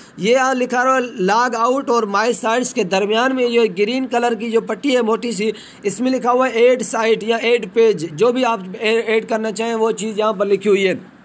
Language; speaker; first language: Hindi; non-native, local second language; Punjabi